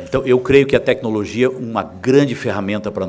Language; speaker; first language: Portuguese; native; Portuguese